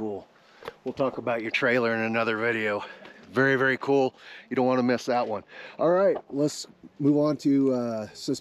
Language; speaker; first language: English; native; English